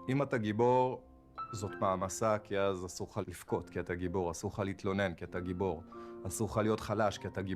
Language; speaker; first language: Hebrew; native; Hebrew